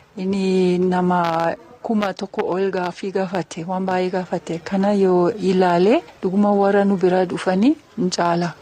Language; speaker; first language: Oromo; non-native, fluent; German